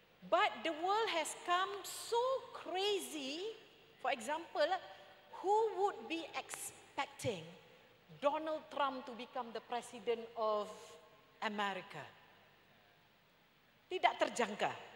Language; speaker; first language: English; non-native, local second language; Malay